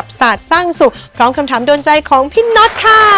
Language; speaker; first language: Thai; native; Thai